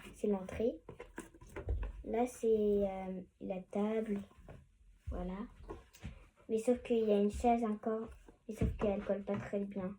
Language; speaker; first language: French; native; French